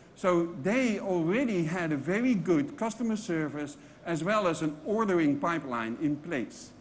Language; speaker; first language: English; non-native, fluent; Dutch